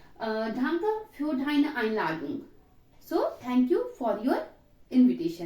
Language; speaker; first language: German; non-native, learner; Hindi